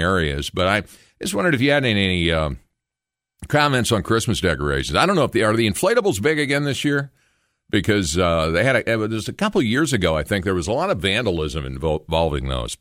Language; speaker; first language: English; native; English